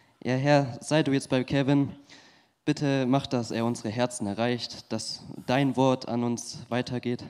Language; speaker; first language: German; native; German